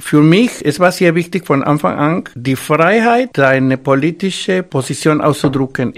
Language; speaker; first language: German; non-native, fluent; Spanish